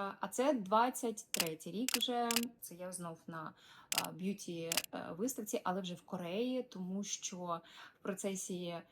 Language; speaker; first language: Ukrainian; non-native, local second language; Russian